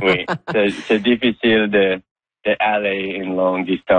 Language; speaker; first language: French; non-native, learner; English